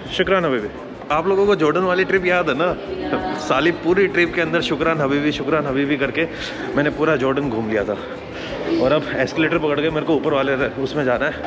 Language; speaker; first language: Hindi; native; Hindi